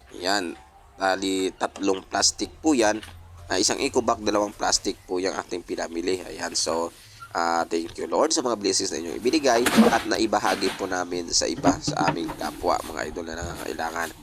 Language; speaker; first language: Filipino; non-native, local second language; Hiligaynon